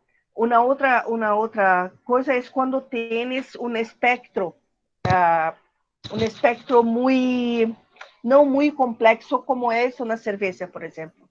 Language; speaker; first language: Spanish; non-native, learner; Portuguese